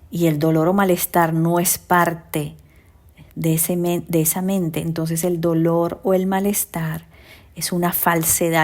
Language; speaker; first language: Spanish; native; Spanish